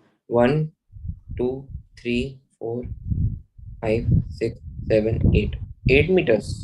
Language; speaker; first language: English; non-native, local second language; Hindi